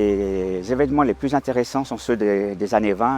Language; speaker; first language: French; native; French